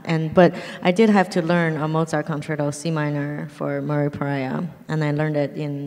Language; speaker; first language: English; early bilingual, other home language; Chinese